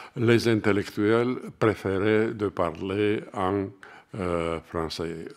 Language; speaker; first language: French; non-native, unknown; Romanian